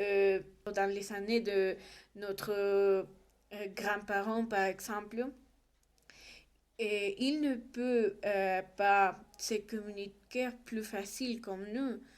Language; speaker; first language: French; non-native, learner; Spanish